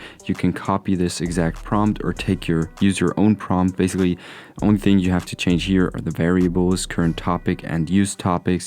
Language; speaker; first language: English; non-native, fluent; German